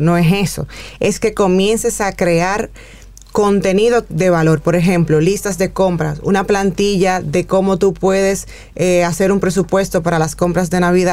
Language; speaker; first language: Spanish; native; Spanish